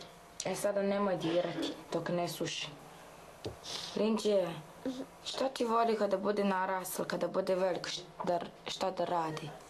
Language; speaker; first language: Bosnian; non-native, learner; Chinese